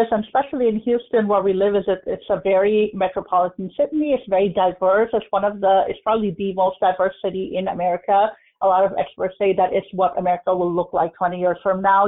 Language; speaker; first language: English; non-native, local second language; Urdu